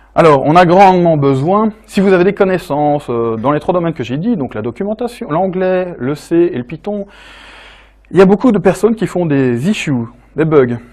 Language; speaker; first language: French; native; French